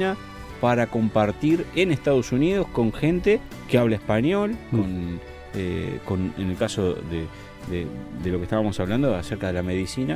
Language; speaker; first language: Spanish; native; Spanish